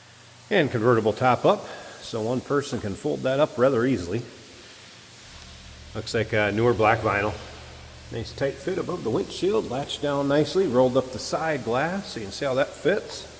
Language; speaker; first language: English; native; English